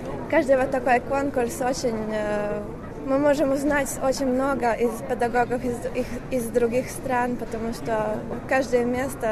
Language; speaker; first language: Russian; non-native, fluent; Latvian